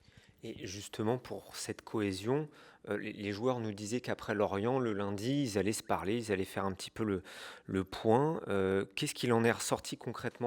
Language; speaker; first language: French; native; French